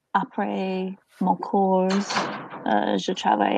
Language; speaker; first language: French; non-native, learner; English